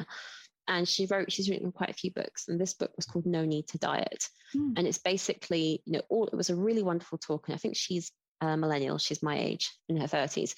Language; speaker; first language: English; native; English